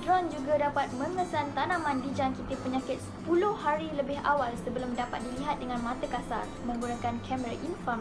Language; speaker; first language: Malay; native; Malay